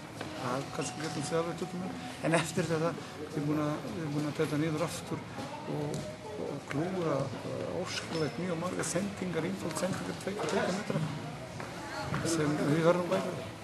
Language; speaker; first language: Icelandic; non-native, fluent; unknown